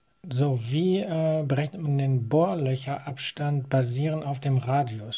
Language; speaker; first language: German; native; German